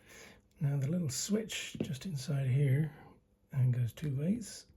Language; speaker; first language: English; native; English